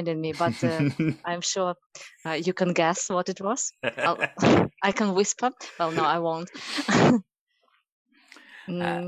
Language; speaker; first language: English; non-native, fluent; Russian